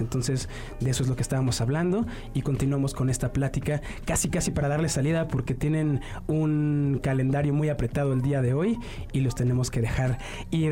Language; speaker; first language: Spanish; native; Spanish